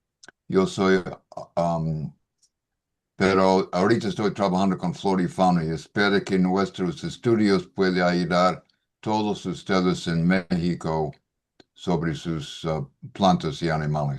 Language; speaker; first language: Spanish; non-native, fluent; English